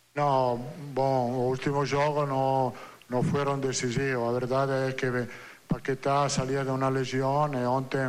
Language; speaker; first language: Portuguese; non-native, learner; Italian